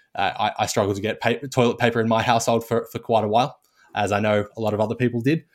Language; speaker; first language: English; native; English